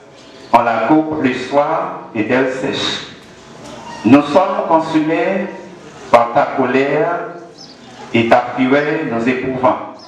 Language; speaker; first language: French; non-native, local second language; Haitian Creole